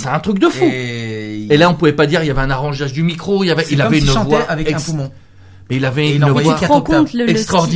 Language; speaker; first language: French; native; French